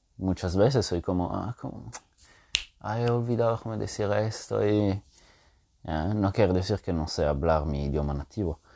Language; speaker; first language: Spanish; non-native, fluent; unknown